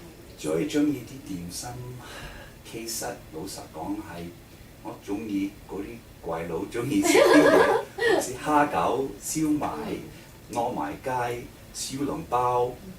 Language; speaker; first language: Cantonese; non-native, fluent; English